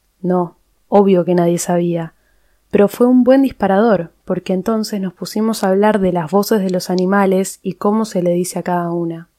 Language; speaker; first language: Spanish; native; Spanish